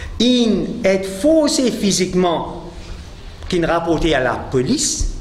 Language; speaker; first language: French; non-native, local second language; Morisyen